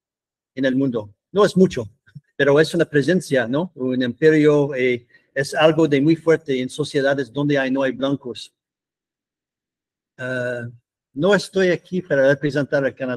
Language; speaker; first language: Spanish; non-native, fluent; English